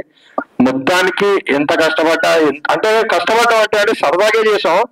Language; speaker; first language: Telugu; native; Telugu